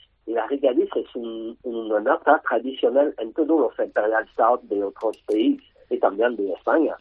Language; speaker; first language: Spanish; non-native, learner; French